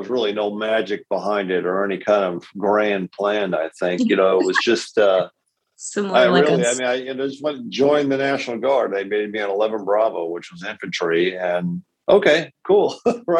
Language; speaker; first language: English; native; English